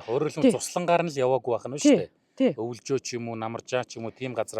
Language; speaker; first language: Mongolian; native; Mongolian